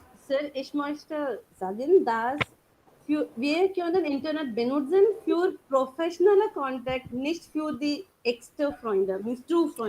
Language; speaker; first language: German; non-native, learner; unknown